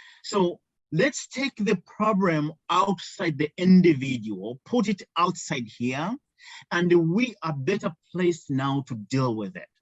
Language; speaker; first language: English; non-native, local second language; Ganda